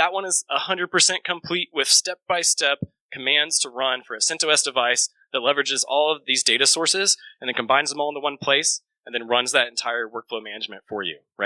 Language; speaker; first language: English; native; English